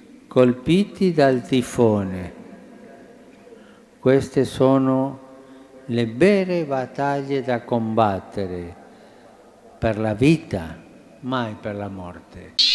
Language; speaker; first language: Italian; non-native, fluent; Spanish